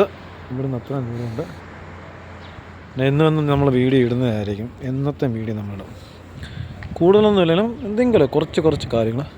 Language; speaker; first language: Malayalam; native; Malayalam